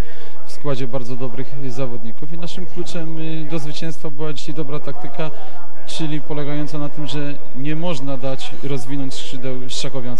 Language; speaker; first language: Polish; native; Polish